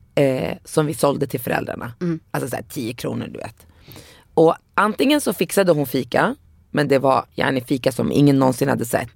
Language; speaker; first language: Swedish; early bilingual, other home language; Arabic